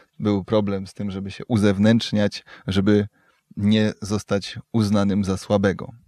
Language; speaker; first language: Polish; native; Polish